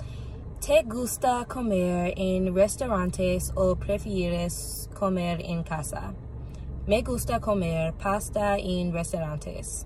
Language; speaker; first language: Spanish; non-native, learner; English